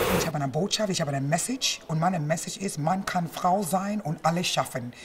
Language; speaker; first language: German; non-native, fluent; English